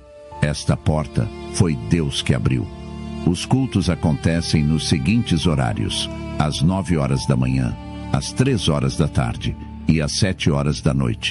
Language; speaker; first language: Portuguese; native; Portuguese